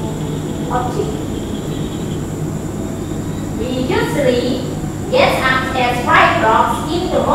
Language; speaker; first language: English; non-native, learner; Khmer